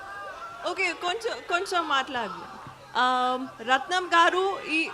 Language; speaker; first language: Telugu; non-native, learner; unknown